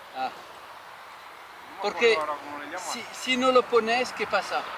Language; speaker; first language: Spanish; non-native, learner; French